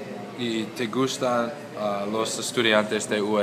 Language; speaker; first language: Spanish; non-native, learner; English